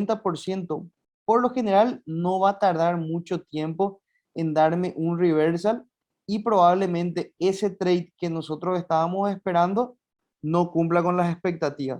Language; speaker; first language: Spanish; native; Spanish